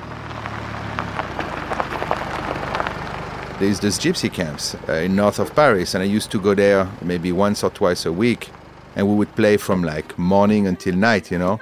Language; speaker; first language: English; non-native, fluent; French